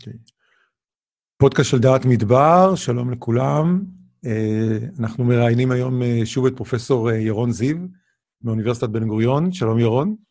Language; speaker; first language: Hebrew; native; Hebrew